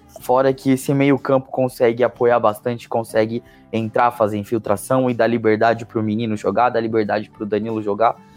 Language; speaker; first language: Portuguese; native; Portuguese